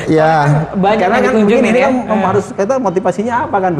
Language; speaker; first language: Indonesian; native; Indonesian